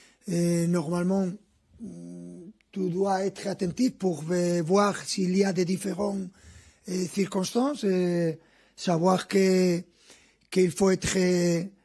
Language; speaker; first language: French; non-native, fluent; Spanish